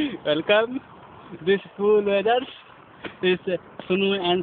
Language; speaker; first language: English; non-native, learner; Bangla